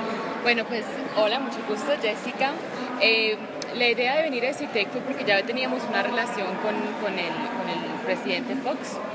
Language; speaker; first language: Spanish; early bilingual, heritage; Spanish